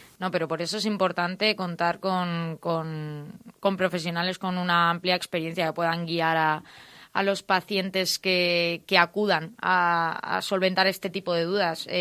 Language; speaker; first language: Spanish; native; Spanish